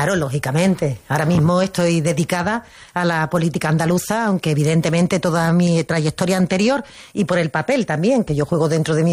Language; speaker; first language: Spanish; native; Spanish